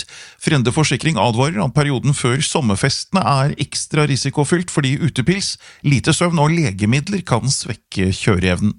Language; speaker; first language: Norwegian; native; Norwegian